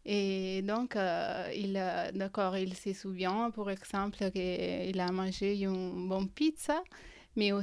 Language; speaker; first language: French; non-native, fluent; Italian